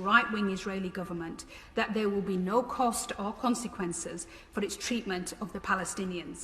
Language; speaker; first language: English; native; English